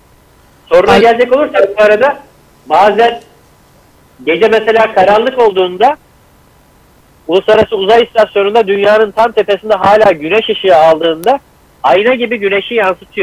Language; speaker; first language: Turkish; native; Turkish